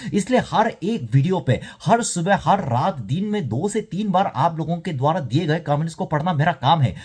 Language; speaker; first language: Hindi; non-native, fluent; Korean